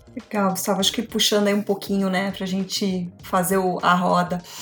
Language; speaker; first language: Portuguese; native; Portuguese